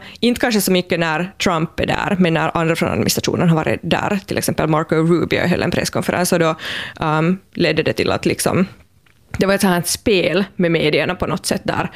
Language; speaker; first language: Swedish; native; Swedish